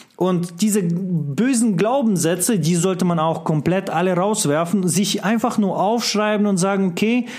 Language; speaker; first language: German; non-native, fluent; Russian